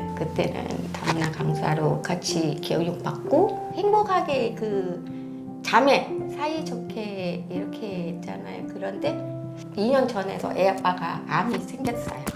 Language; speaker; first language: Korean; non-native, learner; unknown